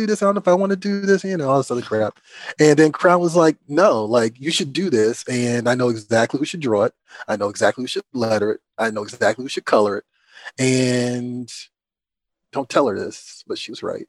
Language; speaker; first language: English; native; English